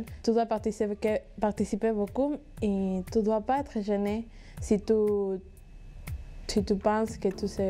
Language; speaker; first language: French; non-native, fluent; Spanish